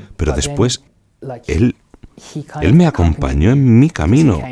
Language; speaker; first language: Spanish; non-native, fluent; English